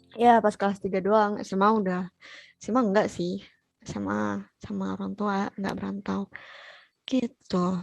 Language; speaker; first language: Indonesian; native; Indonesian